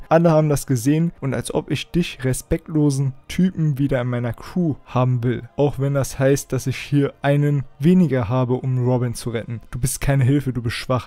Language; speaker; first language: German; native; German